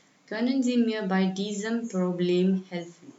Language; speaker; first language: German; non-native, fluent; Hindi